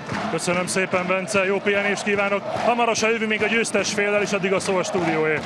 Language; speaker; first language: Hungarian; native; Hungarian